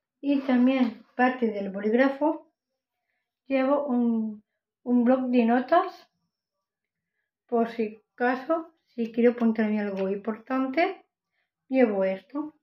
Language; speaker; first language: Spanish; non-native, local second language; Catalan